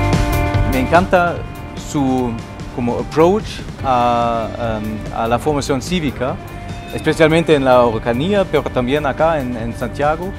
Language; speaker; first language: Spanish; non-native, fluent; German